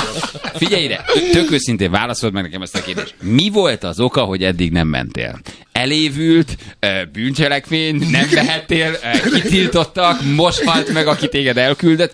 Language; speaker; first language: Hungarian; native; Hungarian